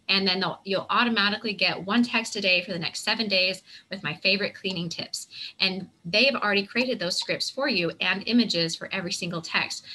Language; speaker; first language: English; native; English